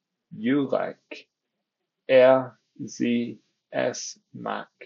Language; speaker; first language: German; non-native, fluent; English